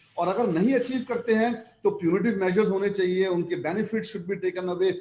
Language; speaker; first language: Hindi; non-native, local second language; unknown